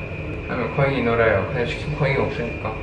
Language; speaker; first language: Korean; non-native, fluent; Thai